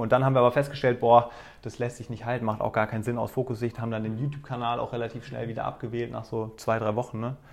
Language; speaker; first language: German; native; German